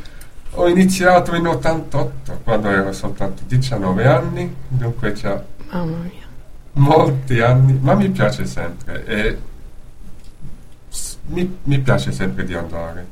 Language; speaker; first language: Italian; non-native, fluent; Dutch